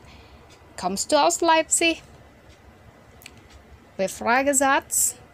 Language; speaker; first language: German; non-native, fluent; Indonesian